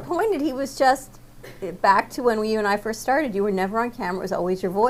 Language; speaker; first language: English; native; English